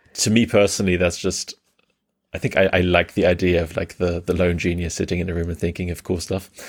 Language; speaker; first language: English; early bilingual, other home language; German